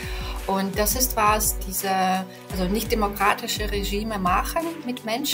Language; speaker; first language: German; non-native, fluent; Belarusian